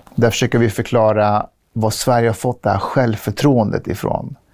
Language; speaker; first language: Swedish; early bilingual, other home language; Persian